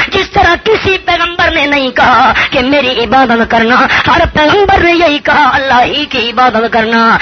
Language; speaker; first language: Urdu; non-native, local second language; Pashto